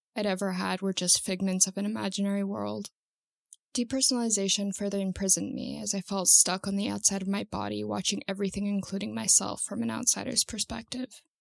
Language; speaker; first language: English; native; English